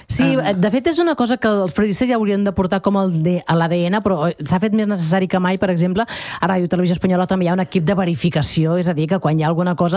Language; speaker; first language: Catalan; native; Catalan